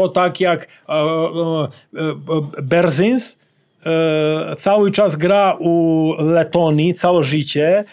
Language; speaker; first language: Polish; non-native, learner; Serbian